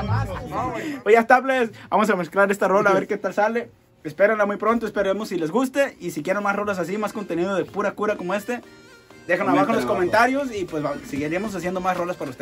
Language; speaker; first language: Spanish; native; Spanish